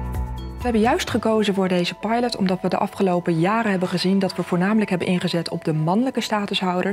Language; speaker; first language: Dutch; native; Dutch